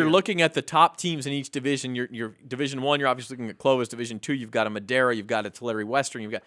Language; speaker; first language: English; native; English